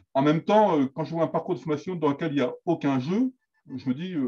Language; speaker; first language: French; native; French